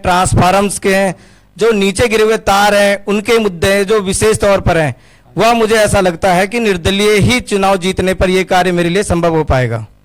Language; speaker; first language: Hindi; native; Hindi